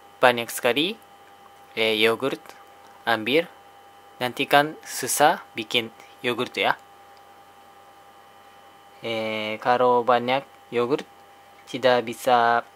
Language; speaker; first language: Indonesian; non-native, learner; Japanese